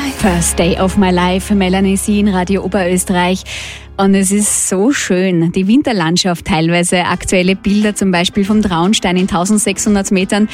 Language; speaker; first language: German; native; German